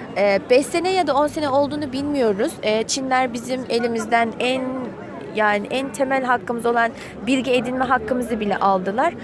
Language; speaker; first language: Turkish; non-native, fluent; Uyghur